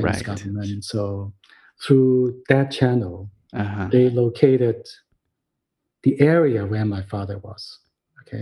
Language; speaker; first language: English; non-native, local second language; Cantonese